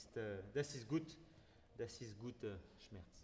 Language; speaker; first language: German; non-native, learner; French